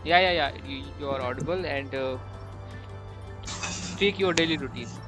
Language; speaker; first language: English; non-native, local second language; Hindi